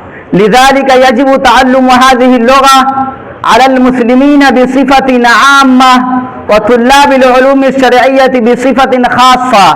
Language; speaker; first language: Arabic; non-native, fluent; Urdu